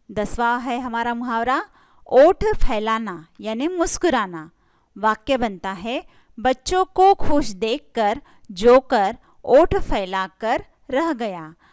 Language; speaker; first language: Hindi; non-native, local second language; Marathi